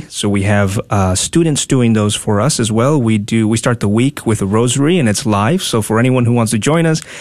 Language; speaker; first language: English; non-native, fluent; Spanish